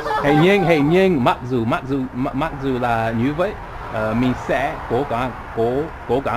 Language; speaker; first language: Vietnamese; non-native, learner; English